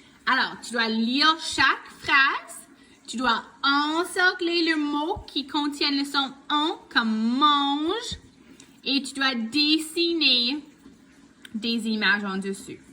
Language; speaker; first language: French; non-native, local second language; English